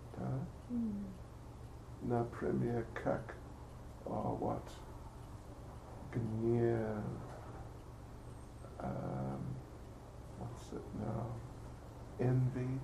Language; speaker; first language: Russian; non-native, learner; English